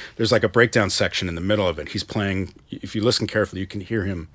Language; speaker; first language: English; native; English